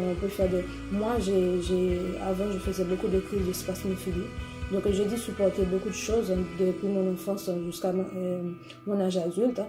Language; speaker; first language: French; native; French